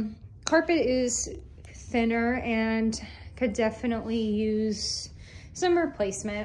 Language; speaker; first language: English; native; English